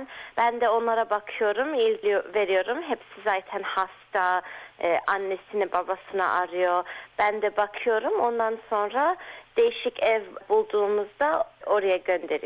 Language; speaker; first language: Turkish; early bilingual, heritage; Turkish